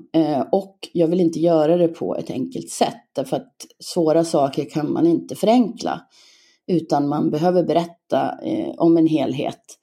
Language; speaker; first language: Swedish; native; Swedish